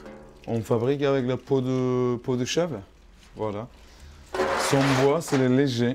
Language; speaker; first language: French; non-native, learner; Kurdish